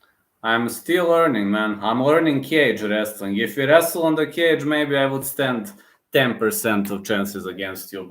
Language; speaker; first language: English; non-native, fluent; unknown